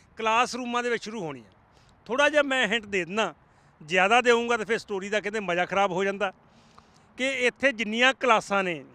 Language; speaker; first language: Punjabi; native; Punjabi